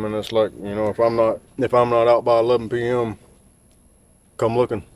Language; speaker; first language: English; native; English